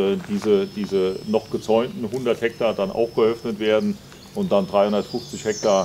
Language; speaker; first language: German; native; German